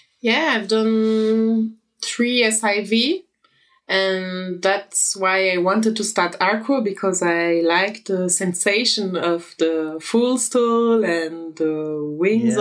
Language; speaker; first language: English; non-native, fluent; French